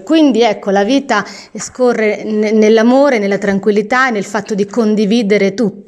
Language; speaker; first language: Italian; native; Italian